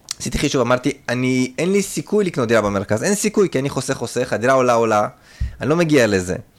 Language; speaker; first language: Hebrew; early bilingual, other home language; Russian